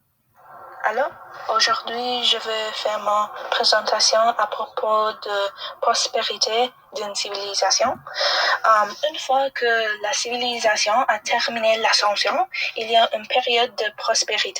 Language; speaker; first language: French; non-native, learner; English